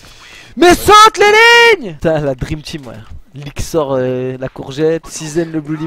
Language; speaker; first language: French; native; French